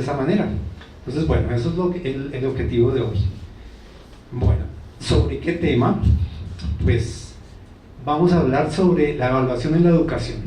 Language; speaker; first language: Spanish; native; Spanish